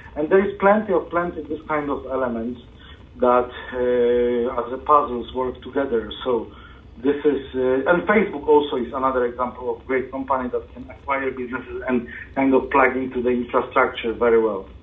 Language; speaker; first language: English; non-native, fluent; Polish